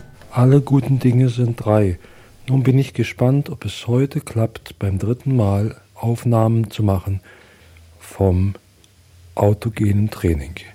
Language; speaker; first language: German; native; German